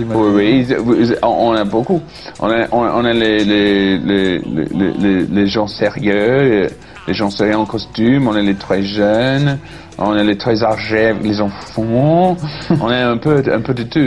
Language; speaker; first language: French; non-native, learner; English